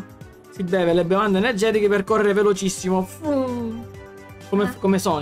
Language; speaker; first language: Italian; native; Italian